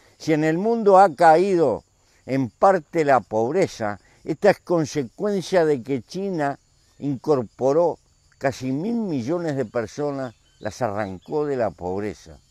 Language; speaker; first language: Spanish; native; Spanish